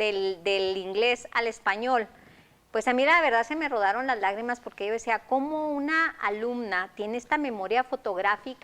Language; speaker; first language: Spanish; native; Spanish